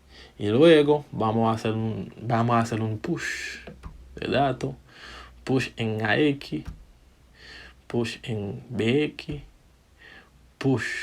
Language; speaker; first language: Spanish; non-native, fluent; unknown